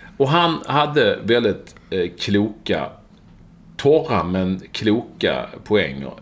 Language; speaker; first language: Swedish; native; Swedish